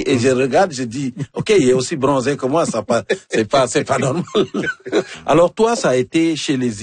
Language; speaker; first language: French; native; French